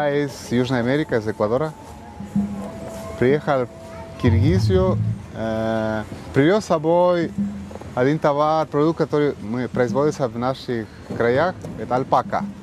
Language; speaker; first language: Russian; non-native, learner; Spanish